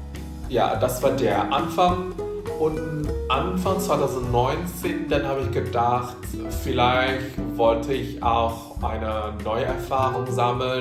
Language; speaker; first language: German; non-native, fluent; Indonesian